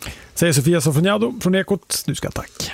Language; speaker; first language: Swedish; native; Swedish